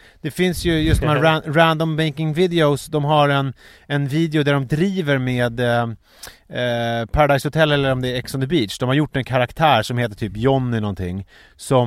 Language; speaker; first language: Swedish; native; Swedish